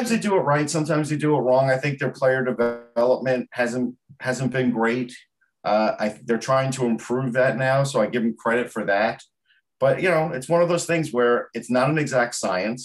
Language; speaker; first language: English; native; English